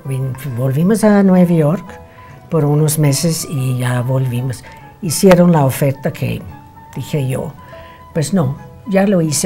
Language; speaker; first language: Spanish; non-native, fluent; English